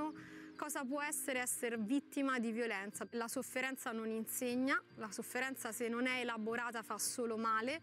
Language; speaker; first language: Italian; native; Italian